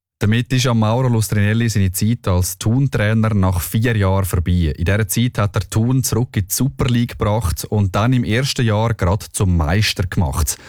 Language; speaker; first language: German; native; German